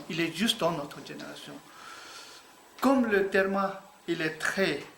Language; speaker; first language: French; non-native, learner; Tibetan